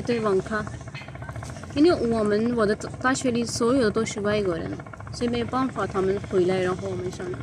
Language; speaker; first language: Chinese; non-native, fluent; Urdu